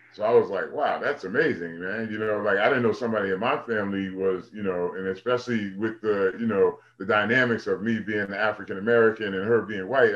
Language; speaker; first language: English; native; English